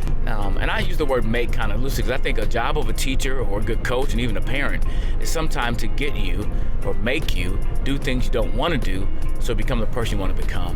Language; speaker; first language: English; native; English